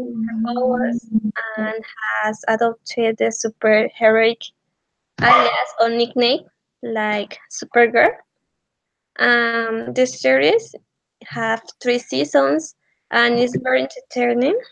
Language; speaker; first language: English; non-native, learner; Spanish